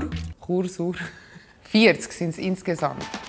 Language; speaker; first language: German; native; German